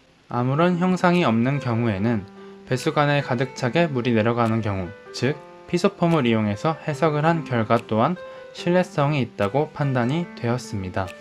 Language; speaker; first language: Korean; native; Korean